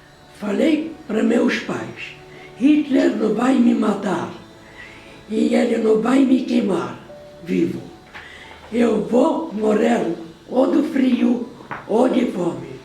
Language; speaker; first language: Portuguese; non-native, fluent; Polish